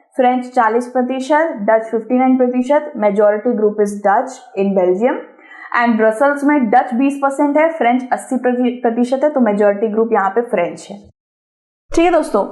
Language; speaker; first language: Hindi; native; Hindi